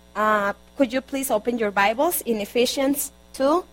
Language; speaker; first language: English; non-native, fluent; Spanish